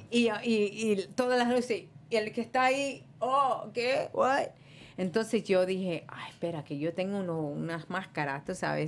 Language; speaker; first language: Spanish; early bilingual, heritage; Spanish